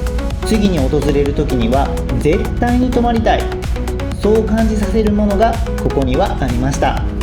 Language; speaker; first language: Japanese; native; Japanese